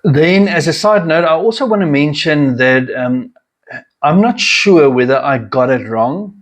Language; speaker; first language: English; non-native, local second language; Afrikaans